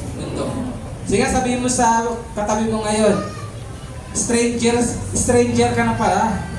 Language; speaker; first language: Filipino; native; Filipino